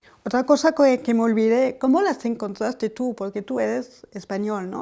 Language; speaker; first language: Spanish; non-native, fluent; French